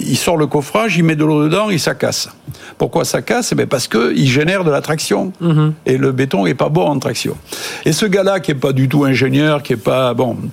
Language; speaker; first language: French; native; French